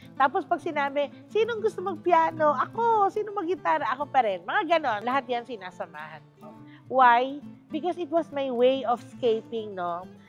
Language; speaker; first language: Filipino; non-native, local second language; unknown